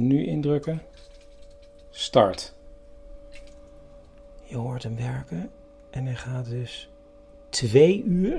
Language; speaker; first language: Dutch; native; Dutch